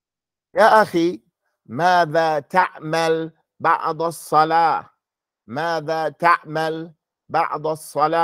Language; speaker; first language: Arabic; non-native, fluent; English